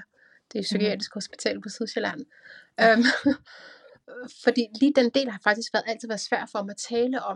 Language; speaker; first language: Danish; native; Danish